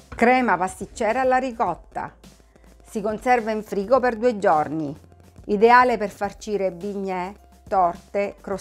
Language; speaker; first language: Italian; native; Italian